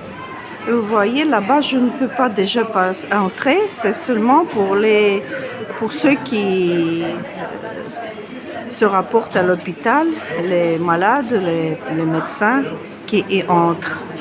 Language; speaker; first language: French; non-native, fluent; Russian